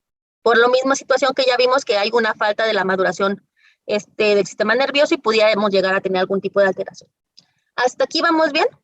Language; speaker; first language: Spanish; native; Spanish